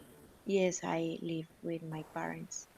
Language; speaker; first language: English; non-native, learner; Spanish